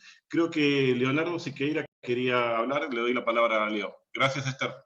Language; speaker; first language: Spanish; native; Spanish